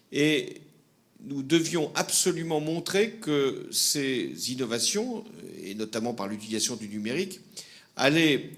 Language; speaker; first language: French; native; French